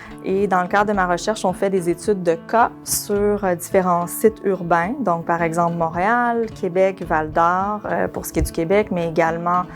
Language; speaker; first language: French; native; French